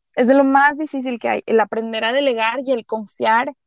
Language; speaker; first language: Spanish; native; Spanish